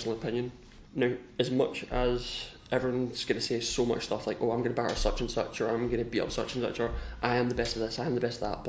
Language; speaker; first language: English; native; English